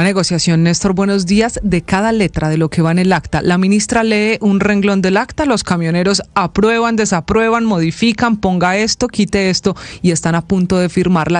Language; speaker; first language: Spanish; native; Spanish